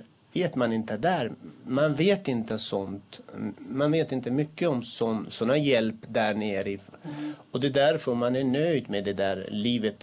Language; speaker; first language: Swedish; non-native, fluent; Kurdish